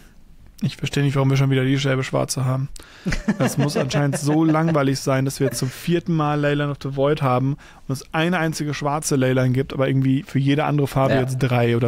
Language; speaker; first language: German; native; German